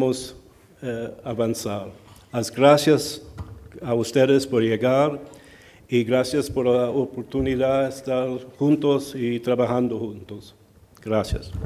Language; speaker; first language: Spanish; early bilingual, heritage; Spanish